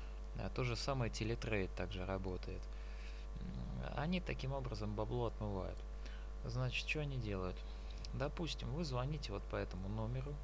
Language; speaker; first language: Russian; native; Russian